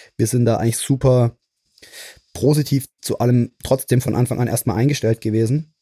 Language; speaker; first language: German; native; German